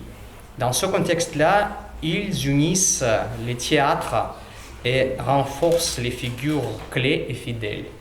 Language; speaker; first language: French; non-native, learner; Russian